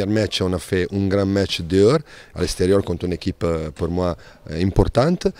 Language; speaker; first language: French; non-native, fluent; Spanish